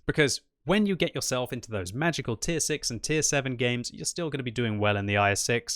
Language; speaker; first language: English; native; English